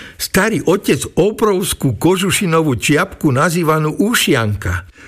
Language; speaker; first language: Slovak; native; Slovak